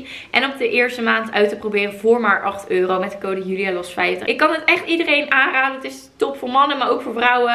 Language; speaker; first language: Dutch; native; Dutch